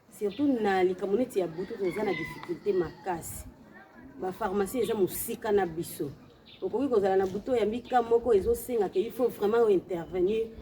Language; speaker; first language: Lingala; native; Lingala